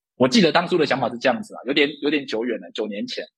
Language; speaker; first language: Chinese; native; Chinese